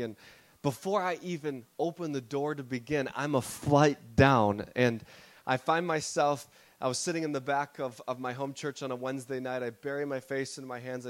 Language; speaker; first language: English; native; English